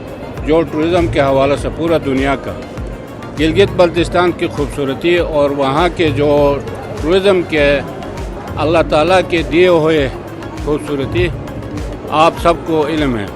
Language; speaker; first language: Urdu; non-native, local second language; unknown